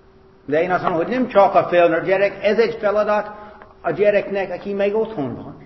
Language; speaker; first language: Hungarian; non-native, fluent; English